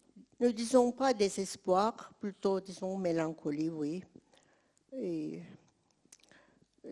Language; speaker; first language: French; non-native, fluent; Turkish